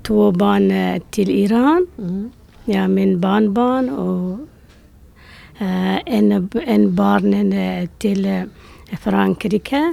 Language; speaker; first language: Swedish; non-native, learner; Persian